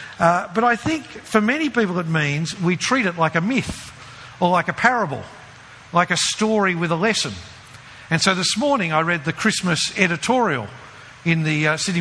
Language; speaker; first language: English; native; English